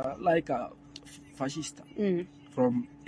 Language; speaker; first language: English; non-native, learner; Arabic